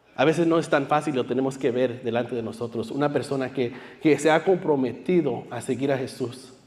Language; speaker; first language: Spanish; early bilingual, heritage; Spanish